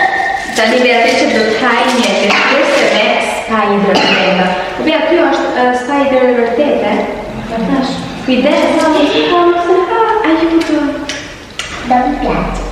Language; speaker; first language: Albanian; early bilingual, heritage; Albanian